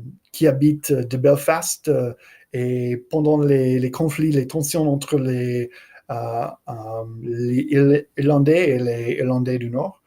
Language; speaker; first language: French; non-native, learner; English